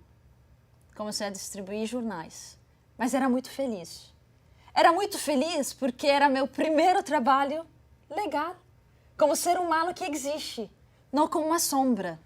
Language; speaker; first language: Portuguese; non-native, fluent; Arabic